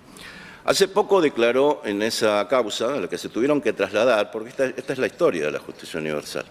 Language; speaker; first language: Spanish; native; Spanish